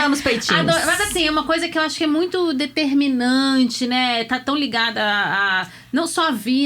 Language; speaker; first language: Portuguese; native; Portuguese